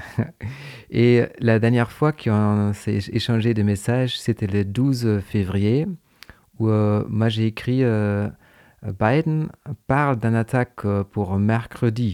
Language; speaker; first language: French; non-native, fluent; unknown